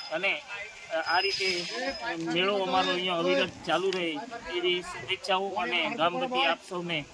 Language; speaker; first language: Gujarati; native; Gujarati